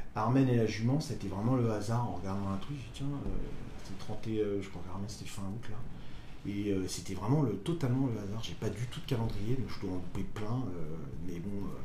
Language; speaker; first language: French; native; French